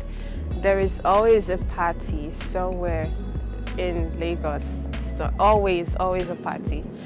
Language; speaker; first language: English; non-native, fluent; Yoruba